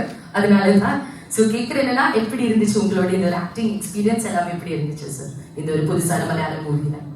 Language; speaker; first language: Tamil; non-native, learner; Malayalam